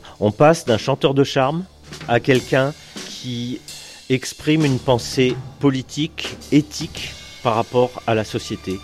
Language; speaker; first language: French; native; French